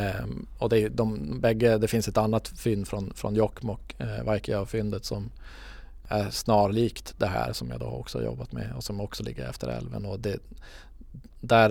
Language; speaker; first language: Swedish; native; Swedish